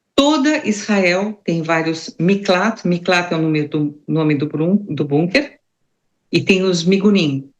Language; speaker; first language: Portuguese; native; Portuguese